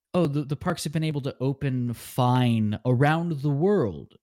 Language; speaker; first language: English; native; English